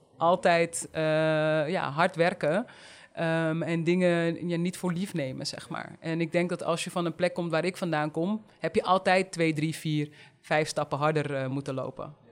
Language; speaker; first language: Dutch; native; Dutch